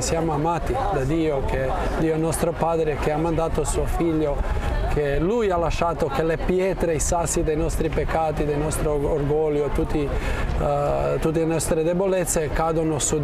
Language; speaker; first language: Italian; non-native, fluent; Croatian